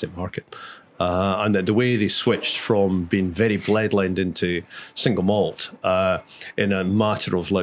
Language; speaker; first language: English; native; English